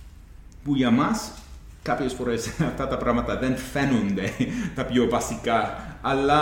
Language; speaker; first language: Greek; non-native, fluent; English